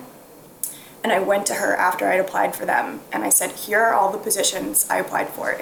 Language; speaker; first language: English; native; English